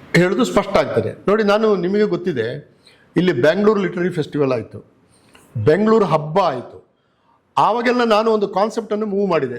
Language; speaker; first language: Kannada; native; Kannada